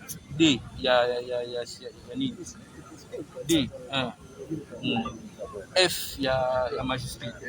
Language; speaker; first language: French; non-native, local second language; Lingala